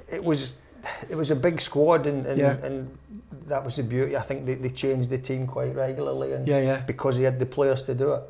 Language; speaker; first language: English; native; English